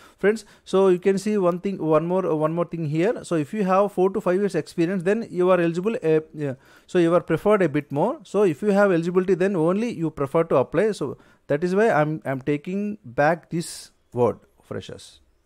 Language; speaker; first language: English; non-native, local second language; Telugu